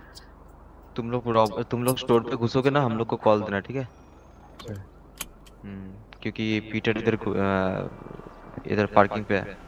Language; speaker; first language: Hindi; native; Hindi